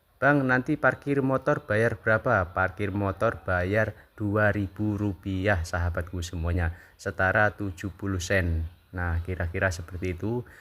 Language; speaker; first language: Indonesian; native; Indonesian